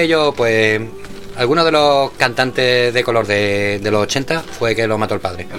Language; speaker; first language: Spanish; native; Spanish